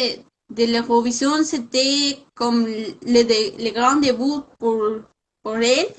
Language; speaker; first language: French; non-native, fluent; Spanish